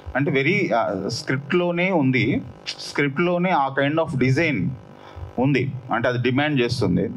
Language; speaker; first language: Telugu; native; Telugu